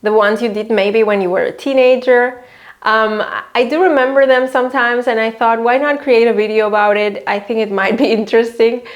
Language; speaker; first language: English; non-native, fluent; Catalan